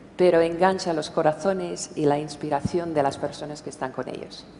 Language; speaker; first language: Spanish; non-native, fluent; English